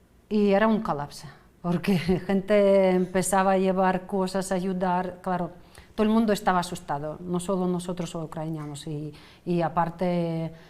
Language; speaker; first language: Spanish; non-native, fluent; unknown